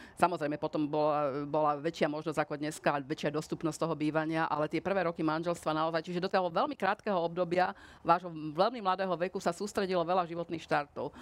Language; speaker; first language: Slovak; native; Slovak